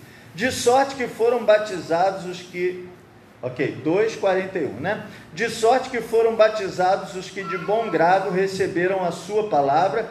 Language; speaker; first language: Portuguese; native; Portuguese